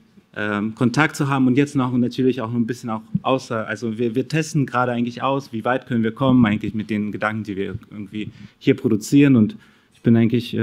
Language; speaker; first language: German; native; German